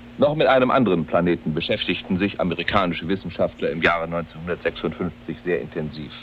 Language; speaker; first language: German; native; German